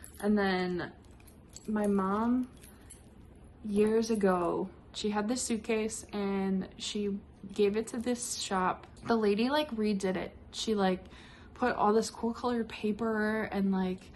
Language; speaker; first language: English; native; English